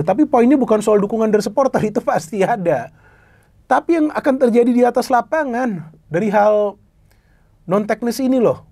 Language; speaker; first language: Indonesian; native; Indonesian